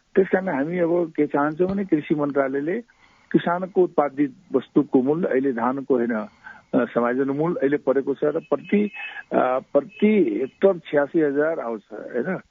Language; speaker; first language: Nepali; non-native, local second language; Maithili